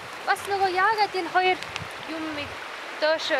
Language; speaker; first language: Mongolian; non-native, fluent; English